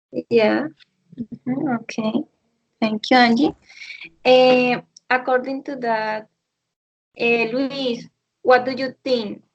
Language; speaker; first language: English; non-native, learner; Spanish